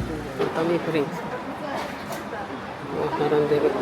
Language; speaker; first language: Japanese; non-native, learner; Filipino